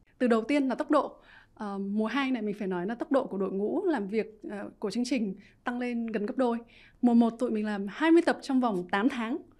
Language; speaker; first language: Vietnamese; native; Vietnamese